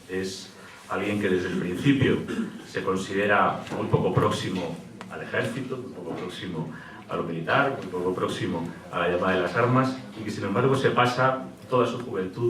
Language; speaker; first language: Spanish; native; Spanish